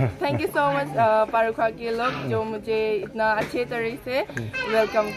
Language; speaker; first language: Hindi; non-native, local second language; Garo